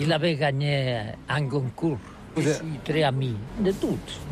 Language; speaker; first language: French; non-native, learner; Catalan